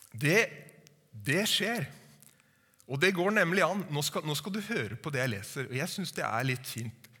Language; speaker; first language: Norwegian; native; Norwegian